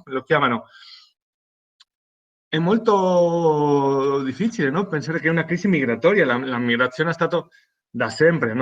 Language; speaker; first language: Italian; non-native, fluent; Spanish